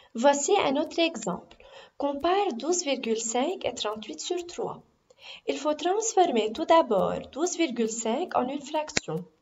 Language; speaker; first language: French; non-native, local second language; Arabic